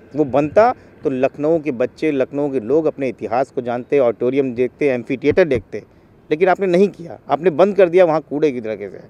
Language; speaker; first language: Hindi; native; Hindi